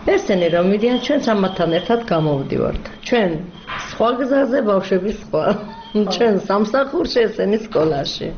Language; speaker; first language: Georgian; non-native, local second language; Kurdish